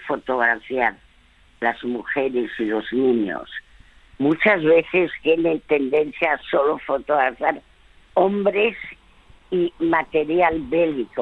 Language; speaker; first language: Spanish; early bilingual, other home language; French